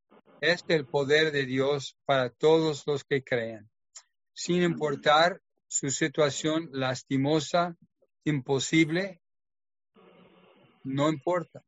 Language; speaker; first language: Spanish; non-native, fluent; English